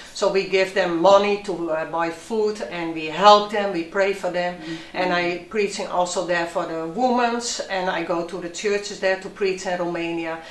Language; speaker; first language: English; non-native, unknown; Dutch